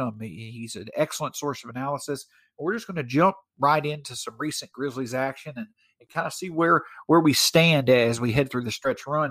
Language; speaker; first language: English; native; English